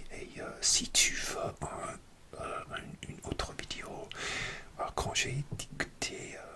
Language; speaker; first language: French; non-native, learner; English